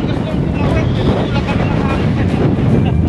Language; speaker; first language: Filipino; native; Filipino